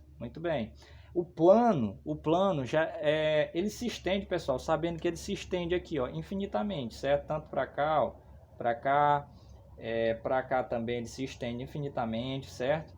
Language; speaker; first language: Portuguese; native; Portuguese